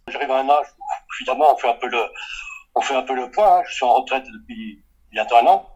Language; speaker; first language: French; early bilingual, other home language; Portuguese